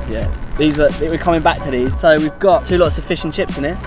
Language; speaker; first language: English; native; English